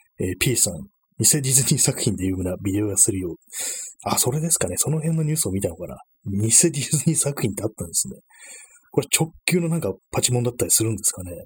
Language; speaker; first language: Japanese; native; Japanese